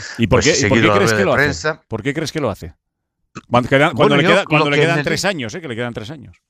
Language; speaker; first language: Spanish; native; Spanish